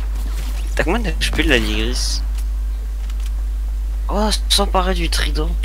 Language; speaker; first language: French; native; French